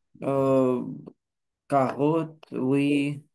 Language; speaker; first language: French; non-native, learner; Romanian